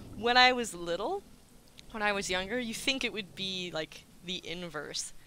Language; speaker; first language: English; native; English